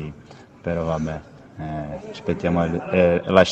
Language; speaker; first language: Italian; non-native, fluent; Portuguese